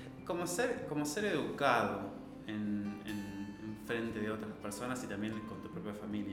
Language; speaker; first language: Spanish; native; Spanish